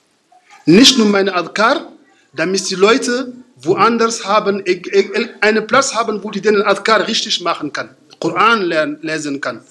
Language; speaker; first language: German; non-native, fluent; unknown